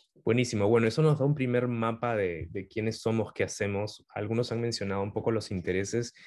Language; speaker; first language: Spanish; native; Spanish